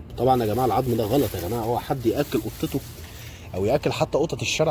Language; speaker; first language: Arabic; native; Arabic